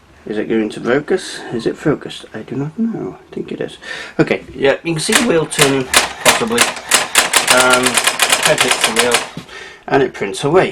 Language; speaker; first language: English; native; English